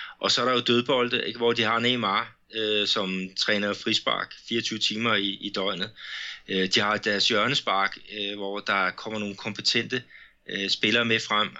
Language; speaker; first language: Danish; native; Danish